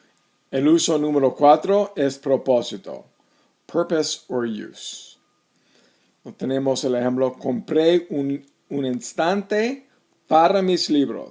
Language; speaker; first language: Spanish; non-native, fluent; English